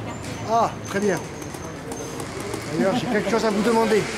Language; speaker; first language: French; native; French